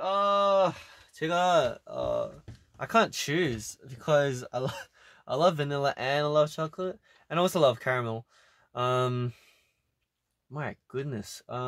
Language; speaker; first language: English; early bilingual, other home language; Korean